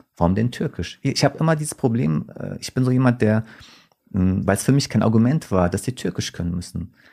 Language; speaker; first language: German; early bilingual, other home language; Turkish